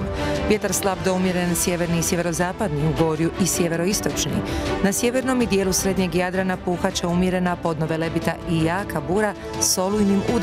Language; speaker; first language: Serbian; native; Serbian